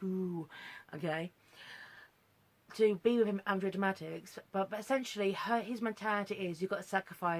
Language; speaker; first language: English; native; English